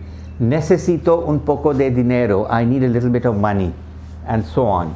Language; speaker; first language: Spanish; non-native, fluent; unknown